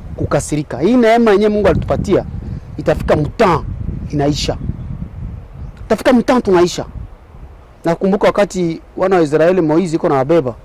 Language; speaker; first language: Swahili; non-native, local second language; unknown